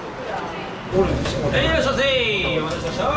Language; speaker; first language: Japanese; native; Japanese